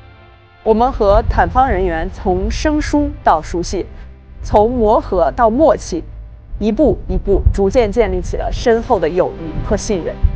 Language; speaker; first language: Chinese; native; Chinese